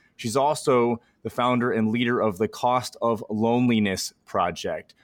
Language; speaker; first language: English; native; English